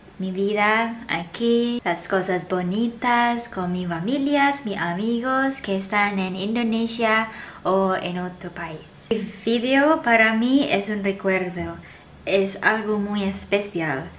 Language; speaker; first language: Spanish; non-native, fluent; Indonesian